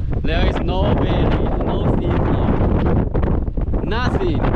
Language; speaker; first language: English; non-native, fluent; Chinese